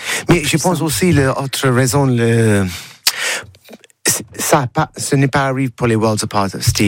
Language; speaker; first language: French; non-native, learner; English